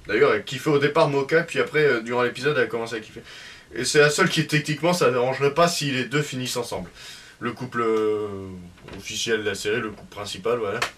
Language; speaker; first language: French; native; French